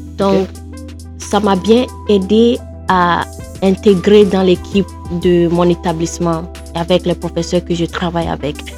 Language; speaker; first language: French; non-native, fluent; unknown